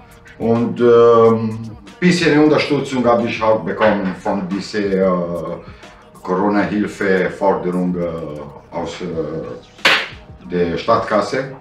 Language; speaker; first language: German; non-native, learner; Italian